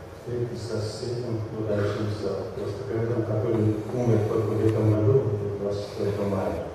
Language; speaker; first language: Russian; non-native, local second language; Kyrgyz